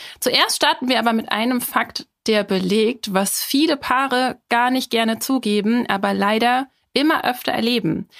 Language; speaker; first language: German; native; German